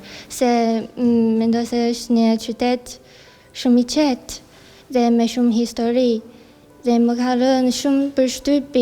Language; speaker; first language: Albanian; non-native, learner; Chinese